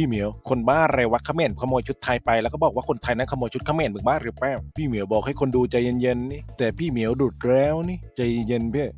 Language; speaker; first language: Thai; native; Thai